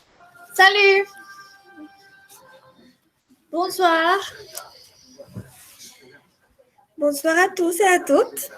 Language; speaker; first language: French; non-native, fluent; Spanish